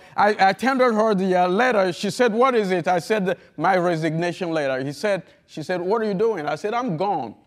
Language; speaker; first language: English; non-native, fluent; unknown